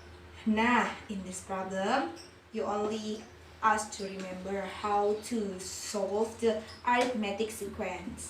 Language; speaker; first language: English; non-native, learner; Indonesian